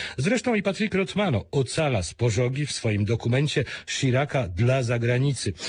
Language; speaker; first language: Polish; native; Polish